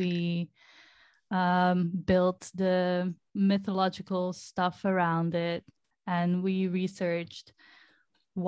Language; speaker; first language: English; non-native, fluent; Dutch